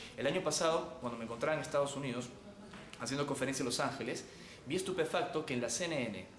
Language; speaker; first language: Spanish; native; Spanish